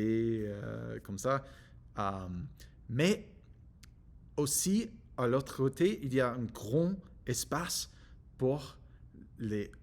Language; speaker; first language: French; non-native, learner; English